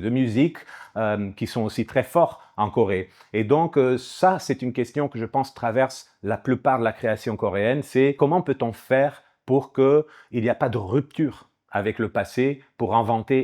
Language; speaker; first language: French; non-native, fluent; Portuguese